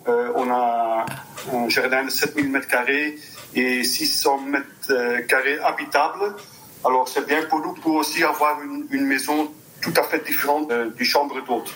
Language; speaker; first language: French; non-native, local second language; Dutch